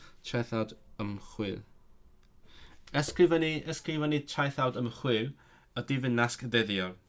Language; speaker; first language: Welsh; non-native, learner; Cantonese